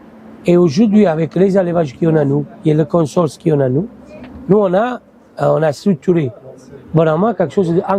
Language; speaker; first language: French; non-native, fluent; Italian